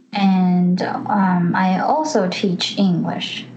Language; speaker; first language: English; non-native, fluent; Japanese